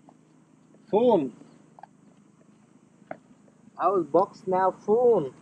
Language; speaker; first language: English; non-native, learner; Vietnamese